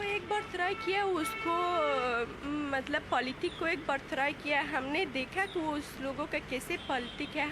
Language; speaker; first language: Hindi; non-native, learner; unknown